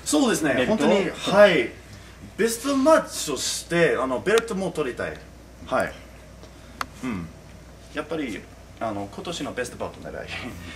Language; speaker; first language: Japanese; non-native, fluent; English